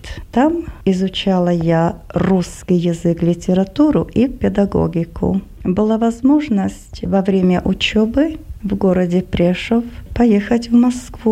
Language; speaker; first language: Russian; non-native, fluent; Slovak